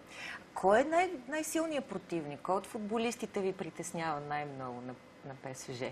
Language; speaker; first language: Bulgarian; native; Bulgarian